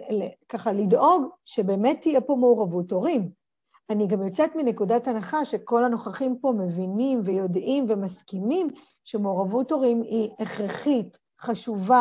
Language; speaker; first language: Hebrew; native; Hebrew